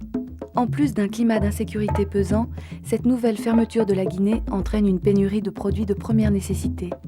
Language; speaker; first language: French; native; French